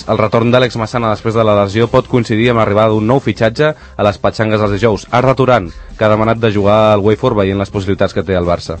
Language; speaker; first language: Catalan; native; Catalan